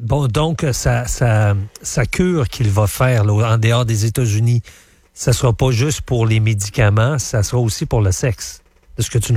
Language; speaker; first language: French; native; French